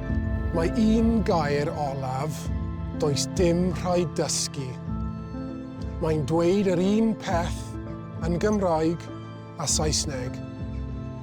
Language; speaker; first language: Welsh; non-native, local second language; English